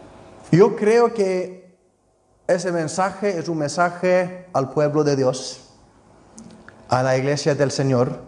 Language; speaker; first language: Spanish; non-native, fluent; Icelandic